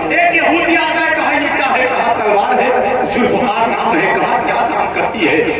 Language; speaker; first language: Urdu; native; Urdu